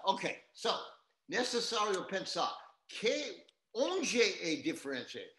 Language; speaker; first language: Portuguese; non-native, learner; English